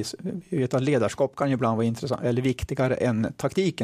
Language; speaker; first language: Swedish; native; Swedish